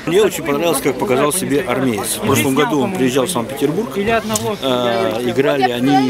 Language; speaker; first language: Russian; native; Russian